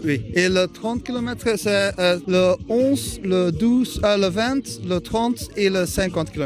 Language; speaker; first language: French; non-native, learner; Dutch